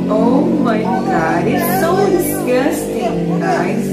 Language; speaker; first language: English; non-native, learner; Indonesian